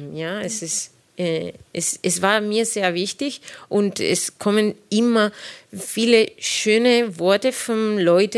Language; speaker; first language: German; non-native, fluent; Spanish